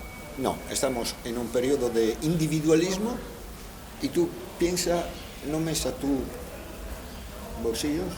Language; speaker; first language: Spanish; non-native, learner; Italian